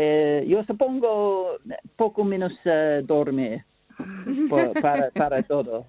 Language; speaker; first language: Spanish; non-native, learner; English